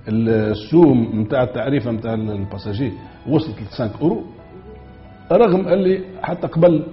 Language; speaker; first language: Arabic; native; Arabic